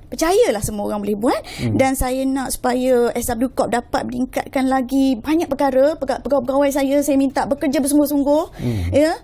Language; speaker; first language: Malay; native; Malay